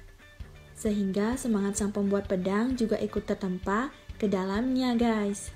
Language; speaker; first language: Indonesian; native; Indonesian